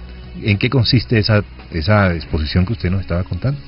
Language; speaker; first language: Spanish; native; Spanish